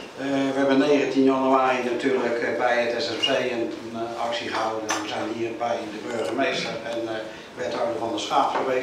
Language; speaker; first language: Dutch; native; Dutch